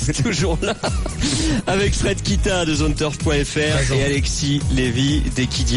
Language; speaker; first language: French; native; French